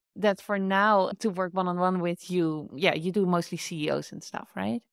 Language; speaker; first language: English; non-native, fluent; Dutch